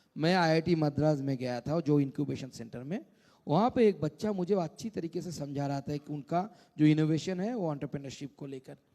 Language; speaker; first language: Hindi; non-native, local second language; Bangla